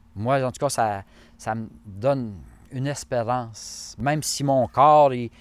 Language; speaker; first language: French; native; French